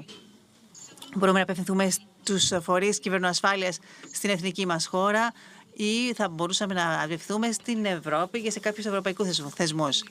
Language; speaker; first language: Greek; native; Greek